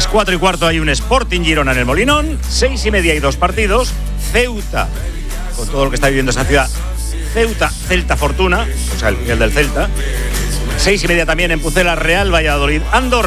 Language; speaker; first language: Spanish; native; Spanish